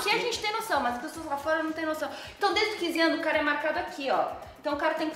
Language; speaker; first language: Portuguese; native; Portuguese